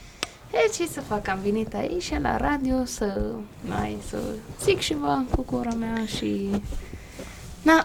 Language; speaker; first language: Romanian; early bilingual, heritage; Romanian